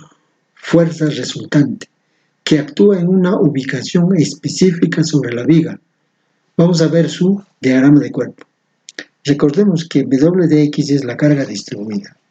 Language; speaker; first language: Spanish; native; Spanish